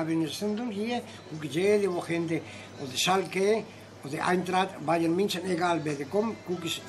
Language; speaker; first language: German; non-native, fluent; Spanish